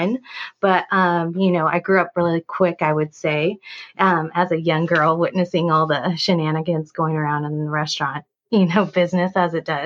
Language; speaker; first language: English; native; English